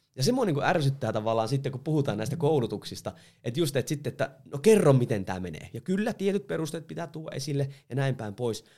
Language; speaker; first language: Finnish; native; Finnish